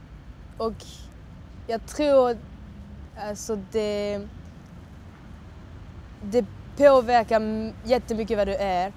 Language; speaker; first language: Swedish; non-native, learner; French